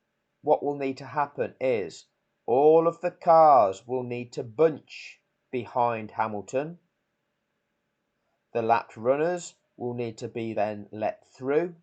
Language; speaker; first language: English; native; English